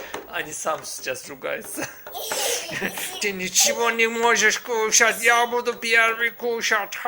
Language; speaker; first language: Russian; non-native, learner; Turkish